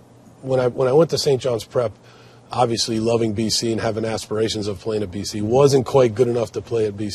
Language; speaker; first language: English; native; English